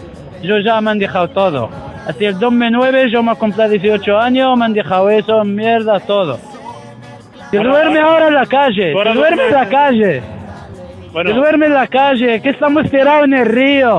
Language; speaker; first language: Spanish; early bilingual, other home language; Arabic